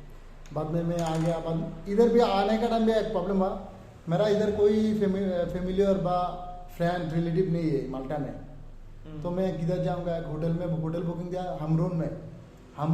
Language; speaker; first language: Hindi; non-native, learner; Bangla